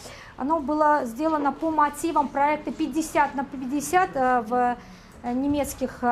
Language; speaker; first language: Russian; native; Russian